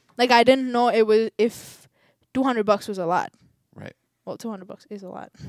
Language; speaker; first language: English; non-native, local second language; Telugu